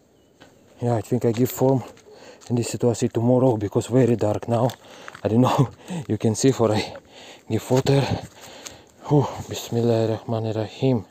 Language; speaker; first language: English; non-native, learner; Russian